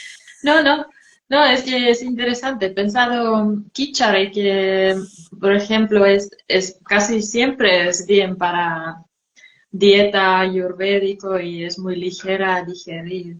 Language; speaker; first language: Spanish; non-native, fluent; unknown